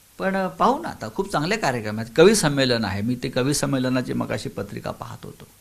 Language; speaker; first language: Marathi; native; Marathi